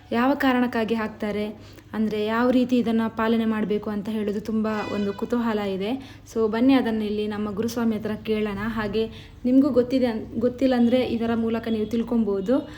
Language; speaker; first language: Kannada; non-native, local second language; Tulu